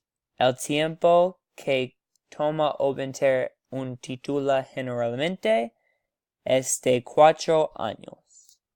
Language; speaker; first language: Spanish; non-native, learner; English